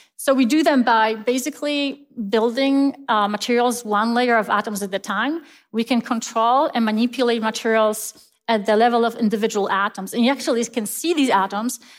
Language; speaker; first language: English; non-native, fluent; Polish